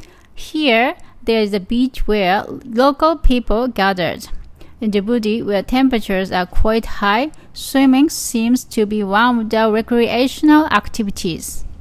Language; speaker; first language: English; non-native, learner; Japanese